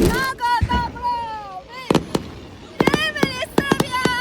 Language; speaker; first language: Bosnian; non-native, learner; Chinese